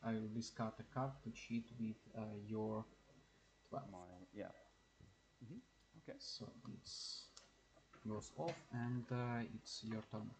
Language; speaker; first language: English; non-native, learner; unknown